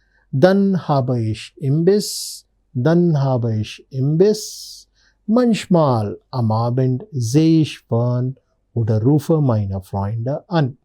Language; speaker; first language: German; non-native, learner; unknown